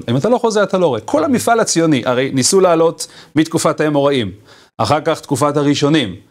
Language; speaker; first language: Hebrew; native; Hebrew